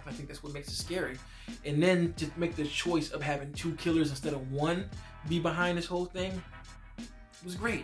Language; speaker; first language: English; native; English